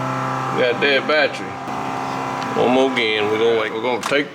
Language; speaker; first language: English; native; English